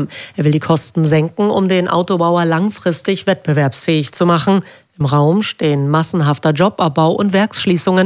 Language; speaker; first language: German; native; German